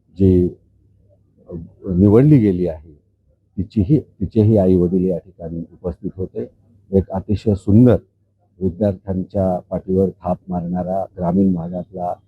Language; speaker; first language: Marathi; native; Marathi